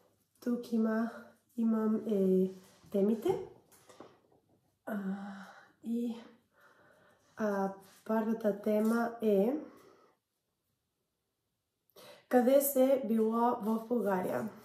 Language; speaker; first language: Bulgarian; non-native, learner; English